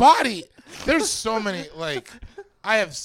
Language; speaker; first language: English; native; English